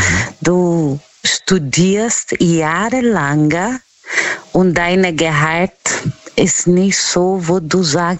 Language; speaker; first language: German; non-native, fluent; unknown